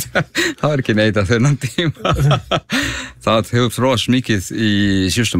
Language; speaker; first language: Icelandic; non-native, fluent; Spanish